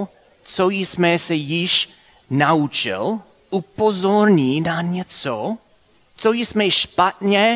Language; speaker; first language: Czech; non-native, fluent; English